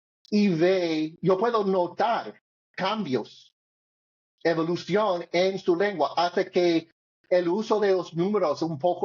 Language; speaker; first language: Spanish; non-native, learner; English